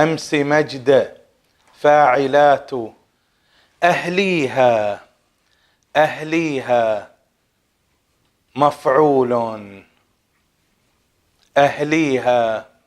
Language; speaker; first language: Arabic; native; Arabic